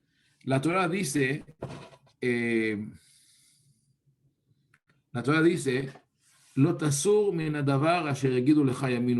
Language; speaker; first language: Spanish; non-native, fluent; Hebrew